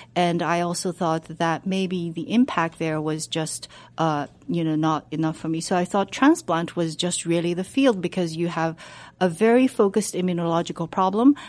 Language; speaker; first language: English; non-native, fluent; Chinese